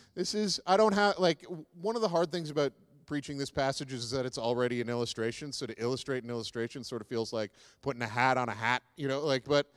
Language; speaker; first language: English; native; English